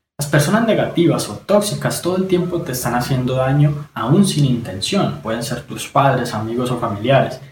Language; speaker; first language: Spanish; native; Spanish